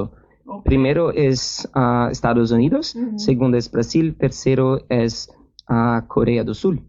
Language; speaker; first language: Spanish; non-native, learner; Portuguese